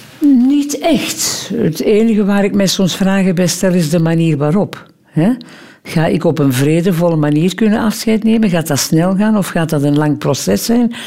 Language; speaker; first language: Dutch; native; Dutch